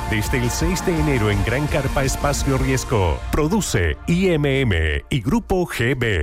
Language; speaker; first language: Spanish; native; Spanish